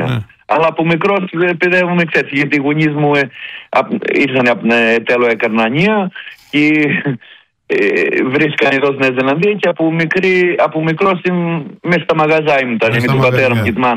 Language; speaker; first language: Greek; early bilingual, heritage; Greek